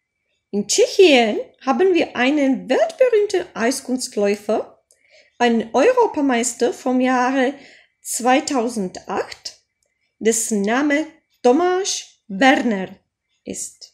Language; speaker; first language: German; non-native, fluent; Czech